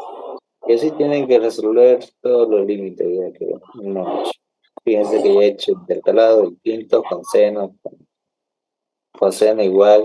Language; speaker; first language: Spanish; native; Spanish